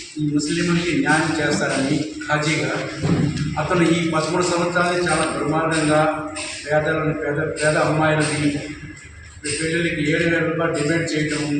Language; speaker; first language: Telugu; non-native, local second language; Urdu